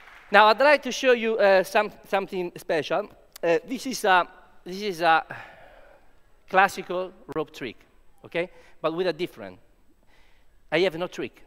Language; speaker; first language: English; non-native, learner; Italian